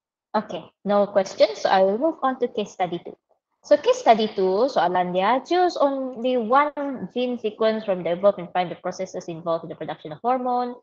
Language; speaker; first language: English; non-native, local second language; Malay